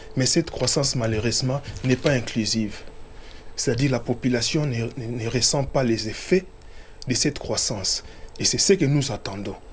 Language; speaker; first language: French; non-native, local second language; Lingala